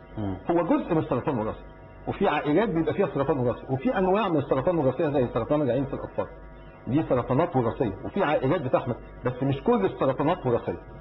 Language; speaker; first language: Arabic; native; Arabic